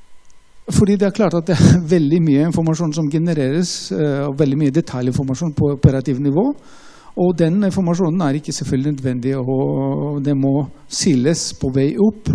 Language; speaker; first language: Norwegian; non-native, fluent; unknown